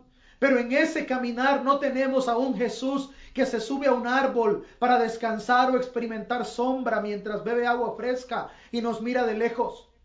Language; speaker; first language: Spanish; native; Spanish